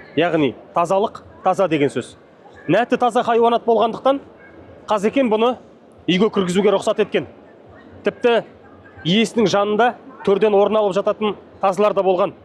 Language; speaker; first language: Kazakh; native; Kazakh